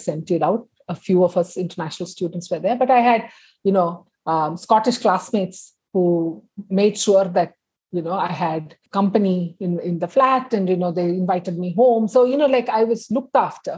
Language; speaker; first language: English; non-native, local second language; Tamil